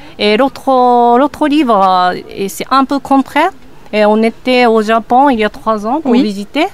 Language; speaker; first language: French; non-native, learner; Japanese